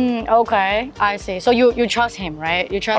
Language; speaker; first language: English; non-native, fluent; Chinese